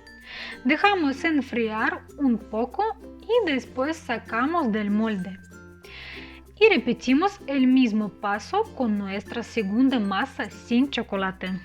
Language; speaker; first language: Spanish; non-native, fluent; Russian